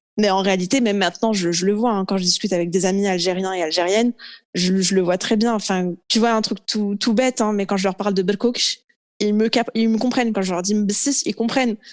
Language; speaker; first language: French; early bilingual, other home language; Arabic